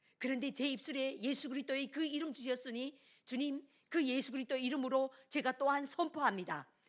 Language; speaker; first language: Korean; native; Korean